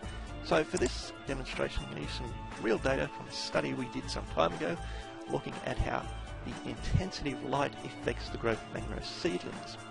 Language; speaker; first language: English; native; English